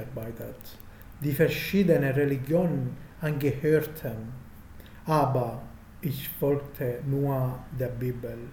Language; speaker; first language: German; non-native, fluent; Italian